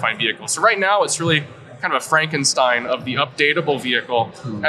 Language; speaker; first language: English; native; English